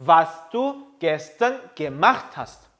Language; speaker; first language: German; non-native, fluent; Korean